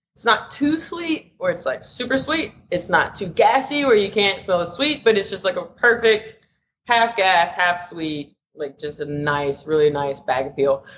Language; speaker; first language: English; native; English